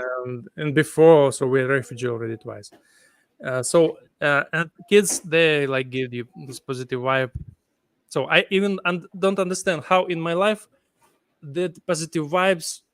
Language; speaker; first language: English; non-native, fluent; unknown